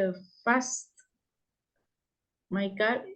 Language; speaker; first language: English; non-native, learner; Spanish